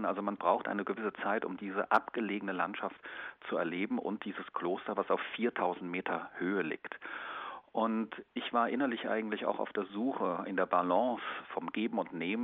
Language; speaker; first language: German; native; German